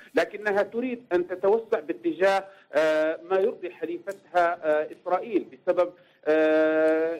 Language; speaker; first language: Arabic; native; Arabic